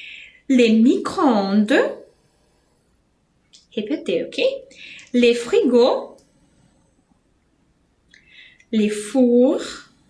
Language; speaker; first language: French; non-native, fluent; Portuguese